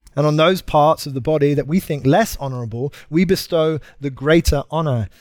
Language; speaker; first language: English; native; English